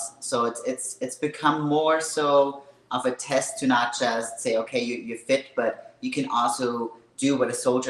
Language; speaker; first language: English; non-native, fluent; German